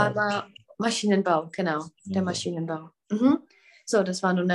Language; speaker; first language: German; non-native, fluent; Czech